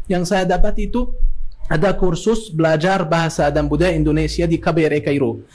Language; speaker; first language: Indonesian; non-native, fluent; Arabic